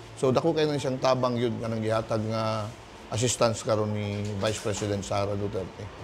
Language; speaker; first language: Cebuano; native; Cebuano